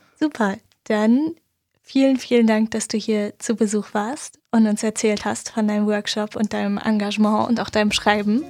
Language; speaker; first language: German; native; German